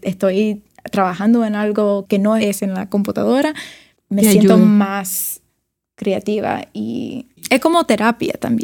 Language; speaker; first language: Spanish; early bilingual, other home language; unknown